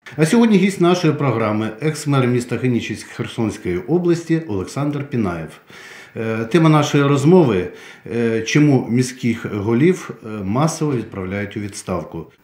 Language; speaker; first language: Ukrainian; non-native, local second language; Russian